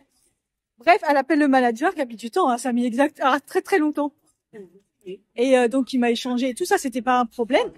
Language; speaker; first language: French; native; French